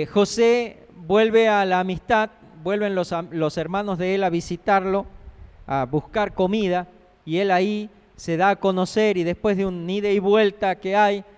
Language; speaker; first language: Spanish; native; Spanish